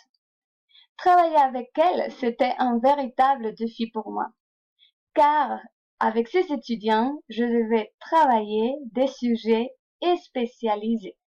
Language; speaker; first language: French; non-native, fluent; Spanish